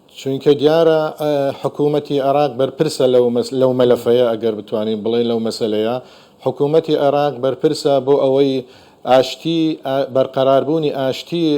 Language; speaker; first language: Central Kurdish; non-native, local second language; Assyrian Neo-Aramaic